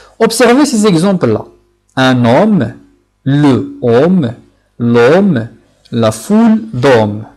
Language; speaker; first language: French; non-native, local second language; Arabic